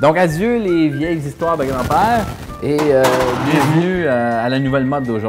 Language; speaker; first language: French; native; French